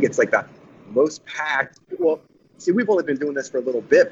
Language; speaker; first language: English; native; English